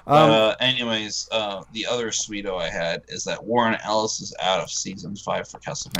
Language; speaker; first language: English; native; English